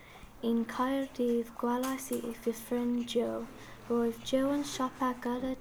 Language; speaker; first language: Welsh; non-native, learner; English